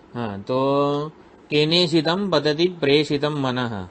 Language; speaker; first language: Hindi; non-native, local second language; Gujarati